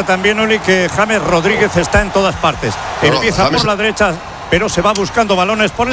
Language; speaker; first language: Spanish; native; Spanish